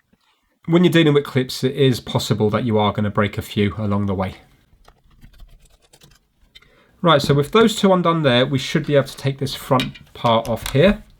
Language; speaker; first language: English; native; English